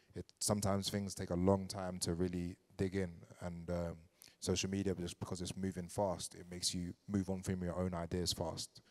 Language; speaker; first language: English; native; English